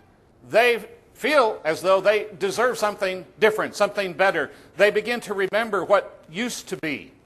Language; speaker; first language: English; native; English